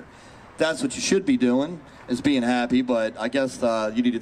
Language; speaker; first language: English; native; English